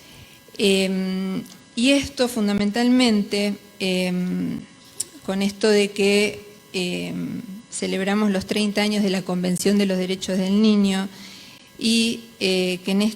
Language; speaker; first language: Spanish; native; Spanish